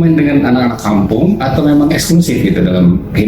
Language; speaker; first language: Indonesian; native; Indonesian